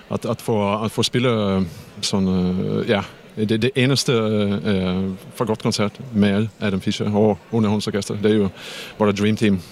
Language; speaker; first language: Danish; non-native, fluent; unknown